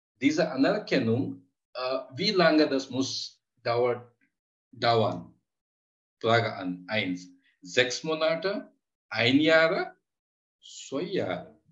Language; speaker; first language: German; non-native, learner; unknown